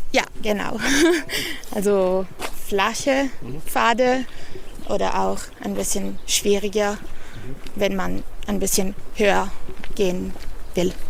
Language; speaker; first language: German; non-native, fluent; Italian